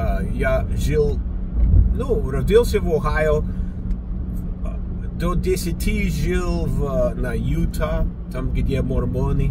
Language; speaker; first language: Russian; non-native, fluent; English